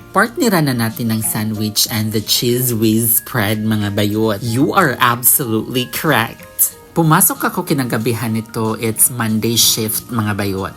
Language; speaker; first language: Filipino; non-native, local second language; Cebuano